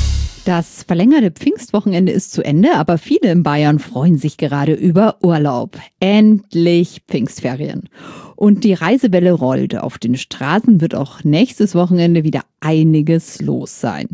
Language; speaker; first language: German; native; German